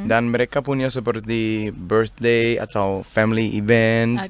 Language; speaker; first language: Indonesian; non-native, learner; Danish